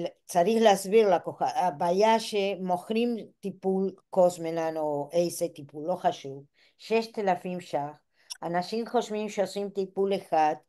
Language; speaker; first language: Hebrew; non-native, fluent; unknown